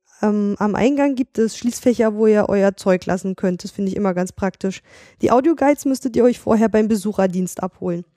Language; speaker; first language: German; native; German